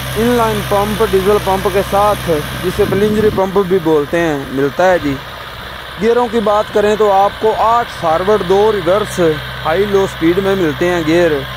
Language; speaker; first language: Urdu; non-native, local second language; Punjabi